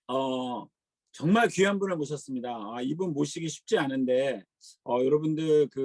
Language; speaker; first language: Korean; native; Korean